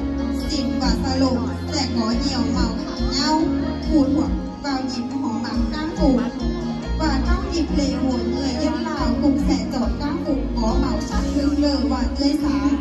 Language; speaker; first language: Vietnamese; native; Vietnamese